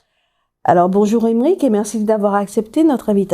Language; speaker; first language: French; native; French